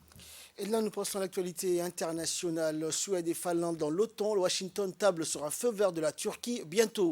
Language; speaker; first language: French; native; French